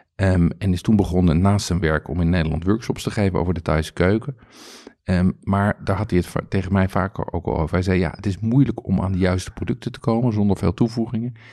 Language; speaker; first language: Dutch; native; Dutch